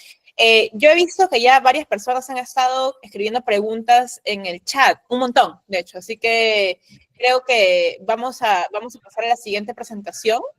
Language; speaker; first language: Spanish; native; Spanish